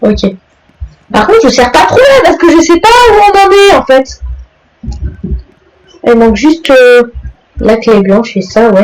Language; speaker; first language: French; native; French